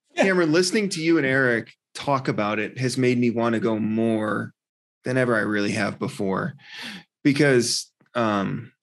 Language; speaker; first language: English; native; English